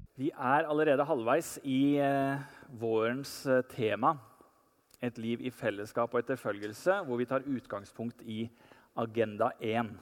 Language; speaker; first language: Norwegian; native; Norwegian